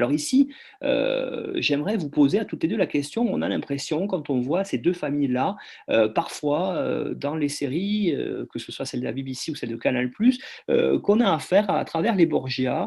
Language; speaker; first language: French; native; French